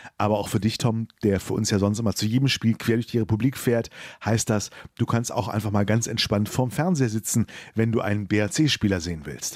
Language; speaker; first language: German; native; German